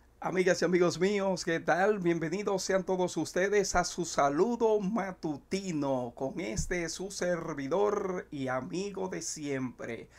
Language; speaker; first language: Spanish; native; Spanish